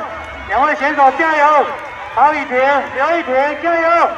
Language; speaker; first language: Chinese; native; Chinese